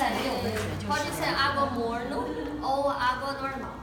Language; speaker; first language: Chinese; non-native, fluent; Portuguese